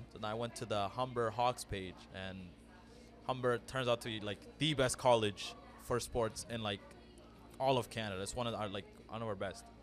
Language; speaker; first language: English; early bilingual, other home language; Amharic